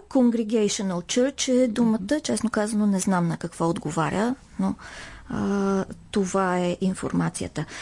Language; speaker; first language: Bulgarian; native; Bulgarian